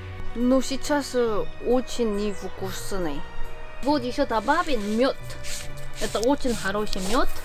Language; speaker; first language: Russian; non-native, learner; Korean